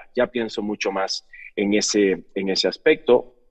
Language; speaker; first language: Spanish; native; Spanish